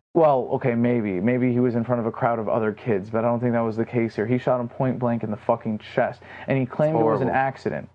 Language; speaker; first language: English; native; English